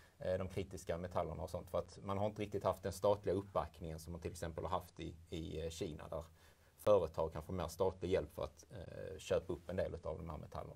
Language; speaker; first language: Swedish; native; Swedish